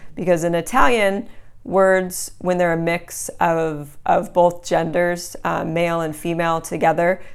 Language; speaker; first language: English; native; English